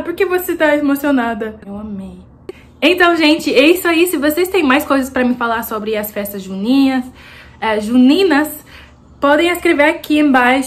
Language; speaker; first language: Portuguese; non-native, fluent; French